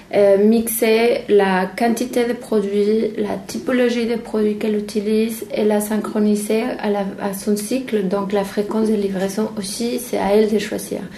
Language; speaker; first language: French; non-native, fluent; Spanish